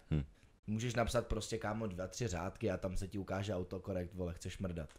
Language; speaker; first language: Czech; early bilingual, other home language; Ukrainian